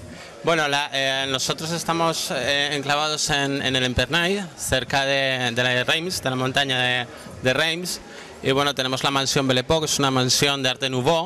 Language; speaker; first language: Spanish; native; Spanish